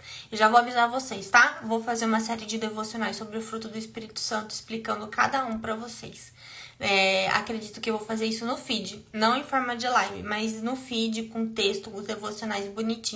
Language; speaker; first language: Portuguese; native; Portuguese